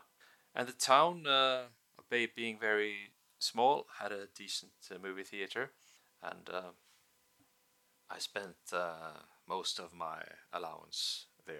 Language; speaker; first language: English; non-native, fluent; Norwegian